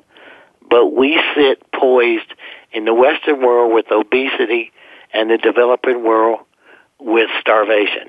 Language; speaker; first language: English; native; English